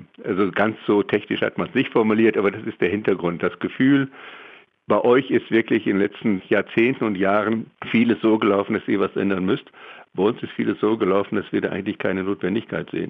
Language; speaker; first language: German; native; German